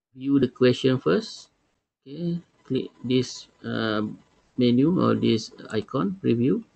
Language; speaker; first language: English; non-native, local second language; Malay